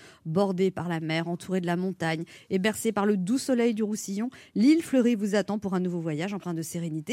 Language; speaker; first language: French; native; French